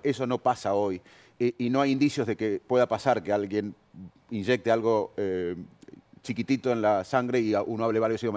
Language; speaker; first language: Spanish; native; Spanish